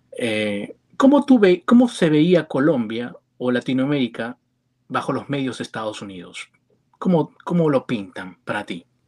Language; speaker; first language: Spanish; native; Spanish